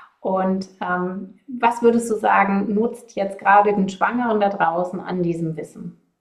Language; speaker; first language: German; native; German